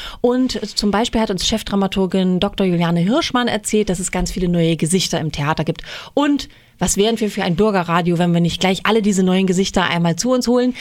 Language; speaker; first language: German; native; German